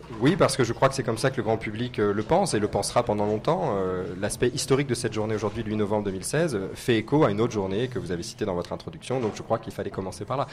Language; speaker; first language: French; native; French